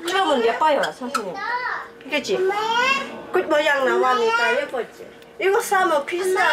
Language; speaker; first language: Korean; non-native, learner; Khmer